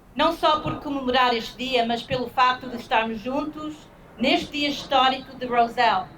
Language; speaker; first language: Portuguese; early bilingual, heritage; Portuguese